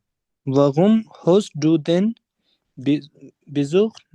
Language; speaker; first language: German; non-native, learner; Urdu